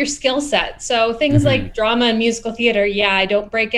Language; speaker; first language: English; native; English